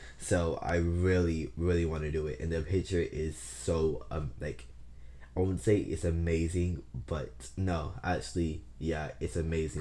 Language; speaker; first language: English; native; English